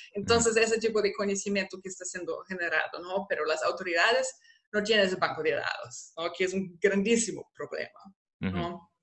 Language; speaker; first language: Spanish; non-native, fluent; German